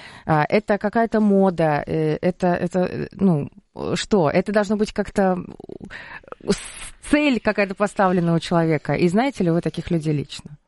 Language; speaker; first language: Russian; native; Russian